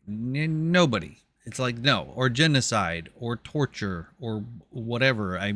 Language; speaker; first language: English; native; English